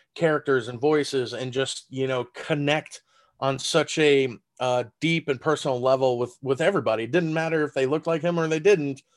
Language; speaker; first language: English; early bilingual, other home language; German